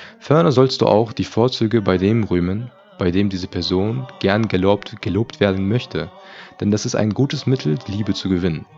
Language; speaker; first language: German; early bilingual, other home language; Turkish